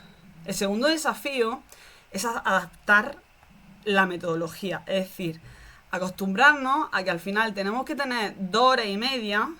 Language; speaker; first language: Spanish; native; Spanish